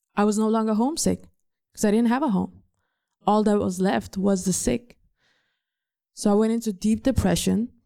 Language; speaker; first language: English; non-native, fluent; Danish